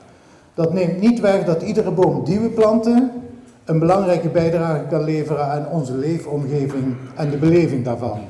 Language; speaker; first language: Dutch; native; Dutch